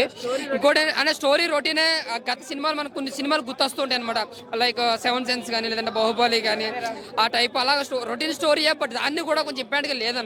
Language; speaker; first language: Telugu; native; Telugu